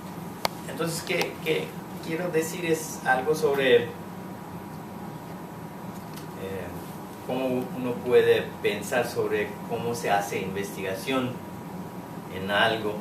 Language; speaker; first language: Spanish; non-native, fluent; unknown